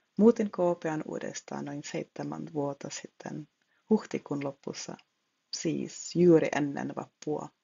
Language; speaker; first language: Finnish; non-native, fluent; Czech